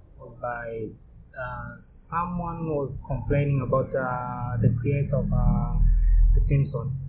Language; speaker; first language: English; non-native, local second language; Swahili